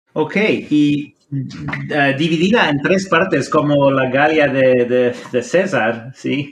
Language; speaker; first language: Spanish; non-native, fluent; English